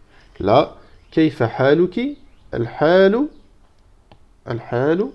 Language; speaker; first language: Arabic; non-native, fluent; French